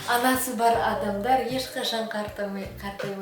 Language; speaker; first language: Kazakh; non-native, local second language; Uyghur